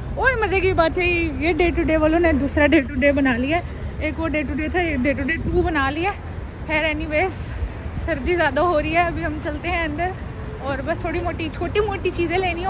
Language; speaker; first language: Urdu; native; Urdu